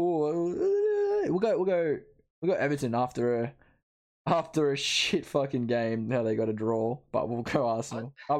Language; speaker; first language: English; native; English